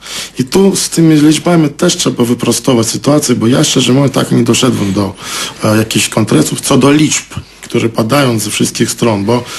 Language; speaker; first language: Polish; non-native, fluent; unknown